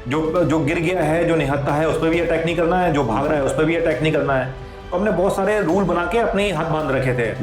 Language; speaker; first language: Hindi; native; Hindi